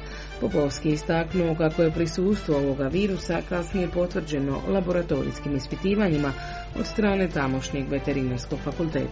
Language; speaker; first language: Croatian; native; Croatian